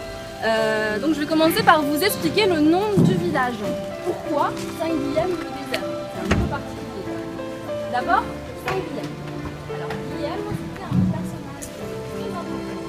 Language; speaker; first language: French; native; French